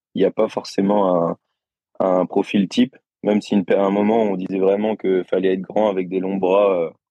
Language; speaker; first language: French; native; French